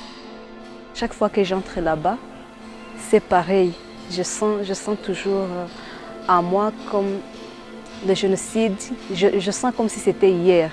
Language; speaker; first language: French; non-native, local second language; Kinyarwanda